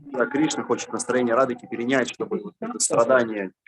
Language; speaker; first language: Russian; native; Russian